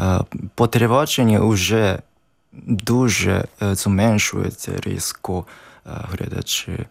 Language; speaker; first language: Ukrainian; non-native, learner; Japanese